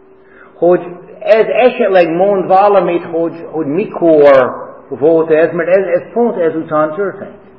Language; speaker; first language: Hungarian; non-native, fluent; English